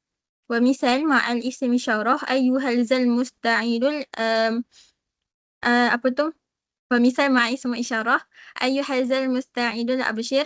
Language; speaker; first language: Arabic; non-native, learner; Malay